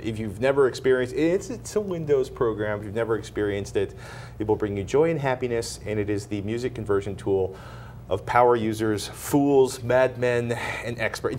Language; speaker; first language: English; native; English